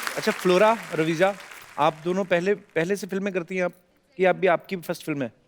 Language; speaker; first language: Hindi; non-native, local second language; Punjabi